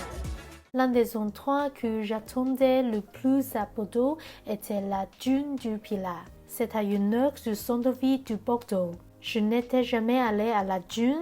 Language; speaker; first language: French; non-native, learner; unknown